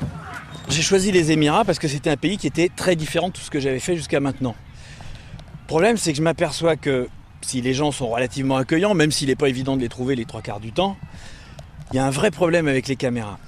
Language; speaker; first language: French; native; French